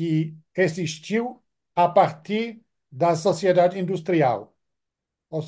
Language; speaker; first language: Portuguese; non-native, fluent; French